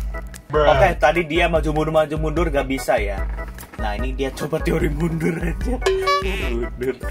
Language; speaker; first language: Indonesian; native; Indonesian